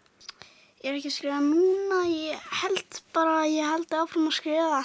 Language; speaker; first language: Icelandic; native; Icelandic